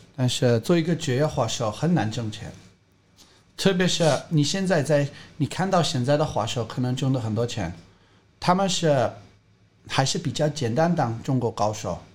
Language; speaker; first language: Chinese; non-native, fluent; English